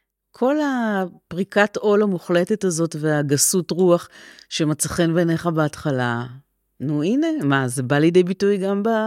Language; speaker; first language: Hebrew; native; Hebrew